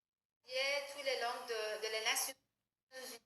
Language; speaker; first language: French; non-native, learner; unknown